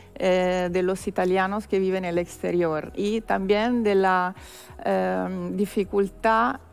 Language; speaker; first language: Spanish; non-native, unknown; Italian